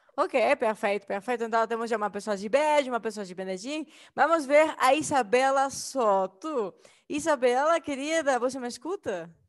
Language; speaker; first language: Portuguese; non-native, fluent; Spanish